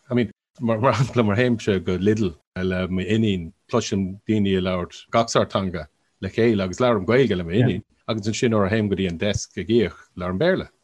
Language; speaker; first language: Irish; non-native, local second language; English